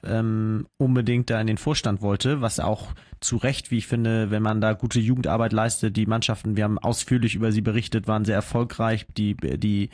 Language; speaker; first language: German; native; German